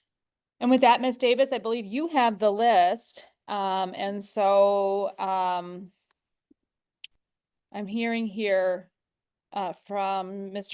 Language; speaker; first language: English; native; English